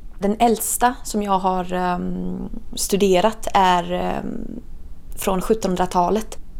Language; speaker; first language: Swedish; non-native, fluent; Italian